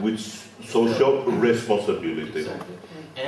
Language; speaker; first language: English; non-native, fluent; Portuguese